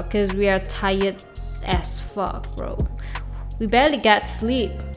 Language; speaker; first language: English; non-native, local second language; Chinese